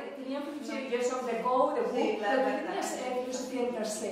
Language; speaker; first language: Catalan; non-native, local second language; Spanish